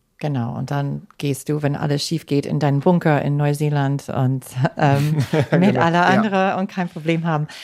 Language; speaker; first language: German; non-native, fluent; English